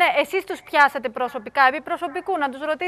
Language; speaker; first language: Greek; native; Greek